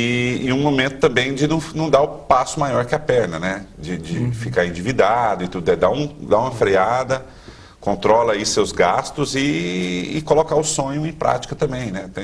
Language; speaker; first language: Portuguese; native; Portuguese